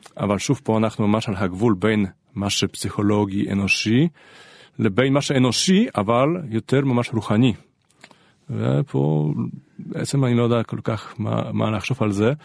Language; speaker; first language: Hebrew; non-native, fluent; Polish